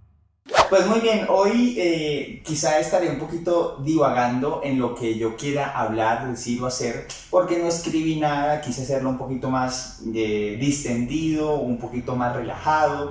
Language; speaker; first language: Spanish; native; Spanish